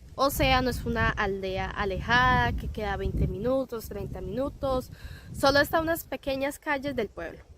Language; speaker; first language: Spanish; native; Spanish